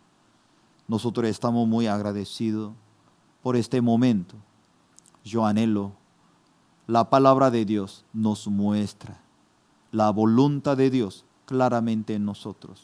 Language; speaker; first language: Spanish; non-native, fluent; Korean